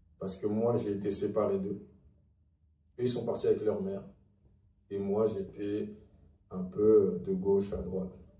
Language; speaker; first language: French; early bilingual, other home language; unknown